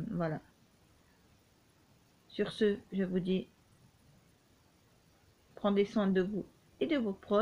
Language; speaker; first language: French; native; French